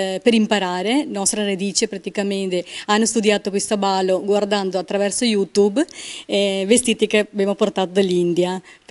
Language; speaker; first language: Italian; non-native, learner; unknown